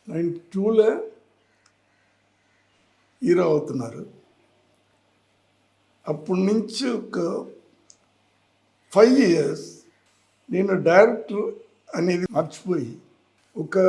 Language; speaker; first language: Telugu; non-native, learner; Tamil